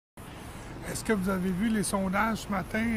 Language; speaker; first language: French; native; French